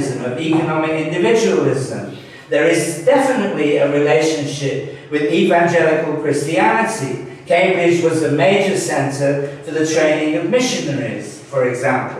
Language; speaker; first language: English; native; English